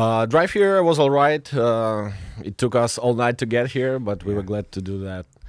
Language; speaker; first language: English; non-native, fluent; Russian